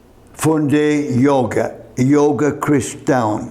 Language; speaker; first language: Portuguese; non-native, fluent; English